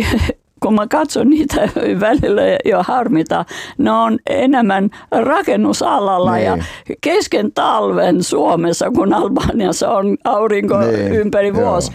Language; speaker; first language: Finnish; non-native, fluent; Albanian